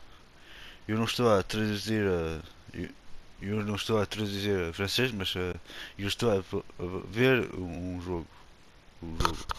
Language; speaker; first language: Portuguese; non-native, learner; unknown